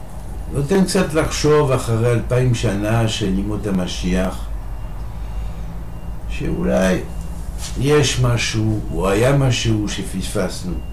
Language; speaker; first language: Hebrew; non-native, fluent; French